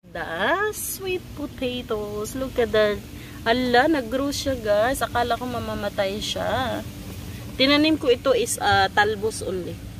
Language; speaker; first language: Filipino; non-native, local second language; Cebuano